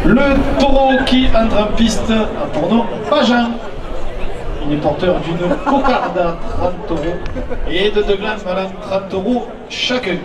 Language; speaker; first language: French; native; French